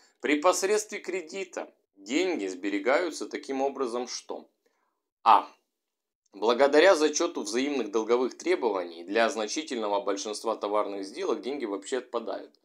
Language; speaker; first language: Russian; native; Russian